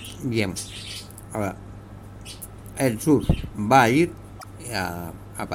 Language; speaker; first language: Spanish; native; Spanish